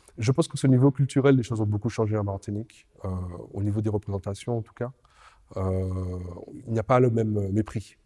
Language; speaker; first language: French; native; French